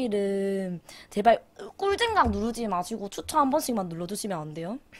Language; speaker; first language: Korean; native; Korean